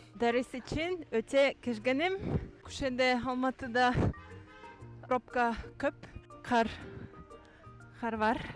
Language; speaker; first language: Kazakh; non-native, learner; Yakut